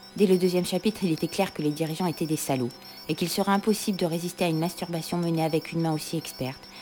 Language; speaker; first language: French; native; French